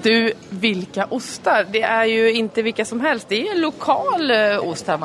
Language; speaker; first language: Swedish; native; Swedish